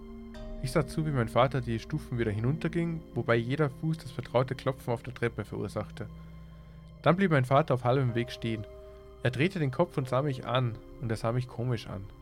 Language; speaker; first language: German; native; German